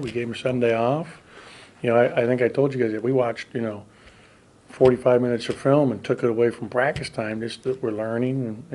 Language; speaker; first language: English; native; English